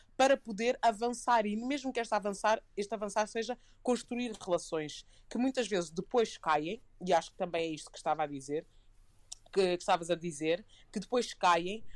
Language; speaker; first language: Portuguese; native; Portuguese